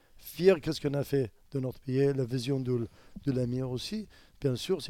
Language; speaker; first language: French; non-native, learner; Arabic